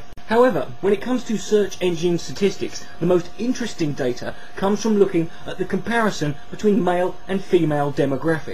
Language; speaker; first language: English; native; English